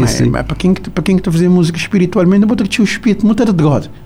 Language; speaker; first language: Portuguese; non-native, local second language; Kabuverdianu